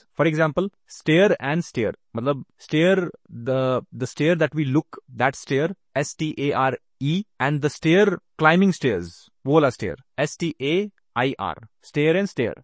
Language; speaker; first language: English; non-native, local second language; Hindi